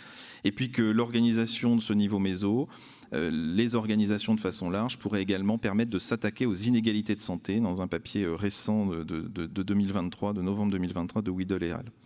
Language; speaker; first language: French; native; French